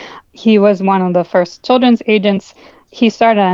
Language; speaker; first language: English; native; English